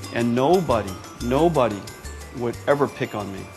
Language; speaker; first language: English; early bilingual, other home language; Chinese